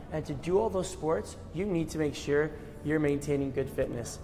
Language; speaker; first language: English; native; English